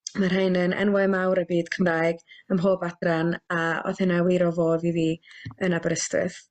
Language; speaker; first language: Welsh; native; Welsh